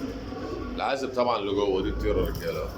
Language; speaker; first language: Arabic; native; Arabic